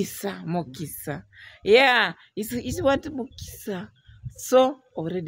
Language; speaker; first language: English; non-native, learner; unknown